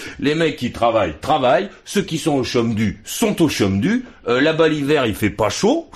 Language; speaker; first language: French; native; French